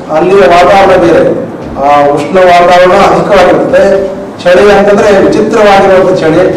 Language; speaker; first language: Kannada; non-native, local second language; Telugu